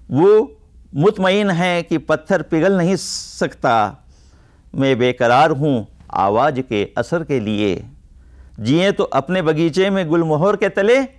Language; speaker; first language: Hindi; native; Hindi